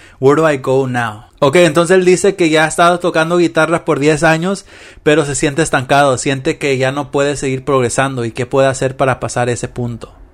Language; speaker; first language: Spanish; early bilingual, heritage; Spanish